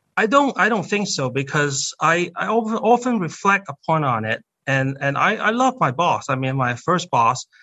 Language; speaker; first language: English; non-native, fluent; Cantonese